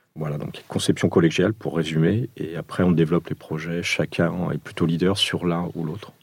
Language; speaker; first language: French; early bilingual, other home language; Portuguese